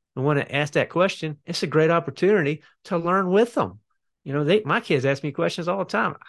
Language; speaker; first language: English; native; English